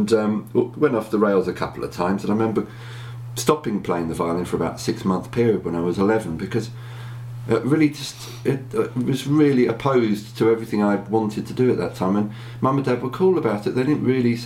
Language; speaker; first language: English; native; English